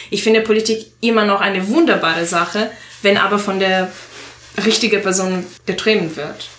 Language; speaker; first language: German; non-native, fluent; Italian